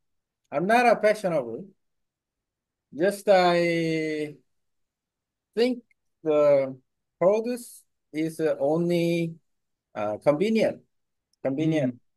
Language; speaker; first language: English; non-native, learner; Korean